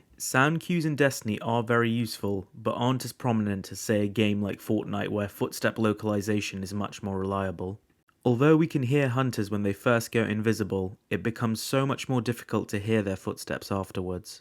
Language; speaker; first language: English; native; English